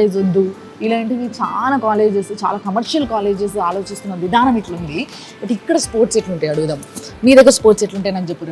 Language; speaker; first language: Telugu; native; Telugu